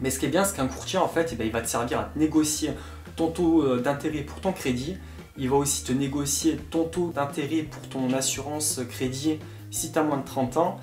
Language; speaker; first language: French; native; French